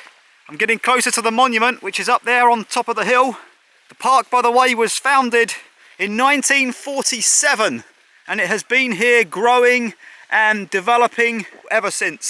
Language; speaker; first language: English; native; English